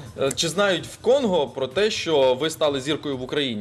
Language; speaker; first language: Ukrainian; native; Ukrainian